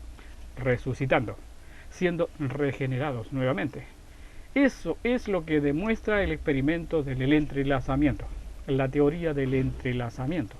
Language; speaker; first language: Spanish; native; Spanish